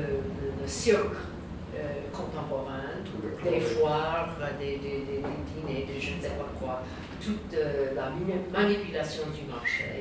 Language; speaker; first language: French; non-native, fluent; English